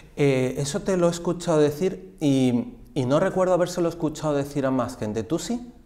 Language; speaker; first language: Spanish; native; Spanish